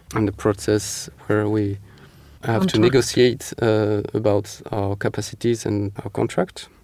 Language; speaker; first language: English; non-native, fluent; French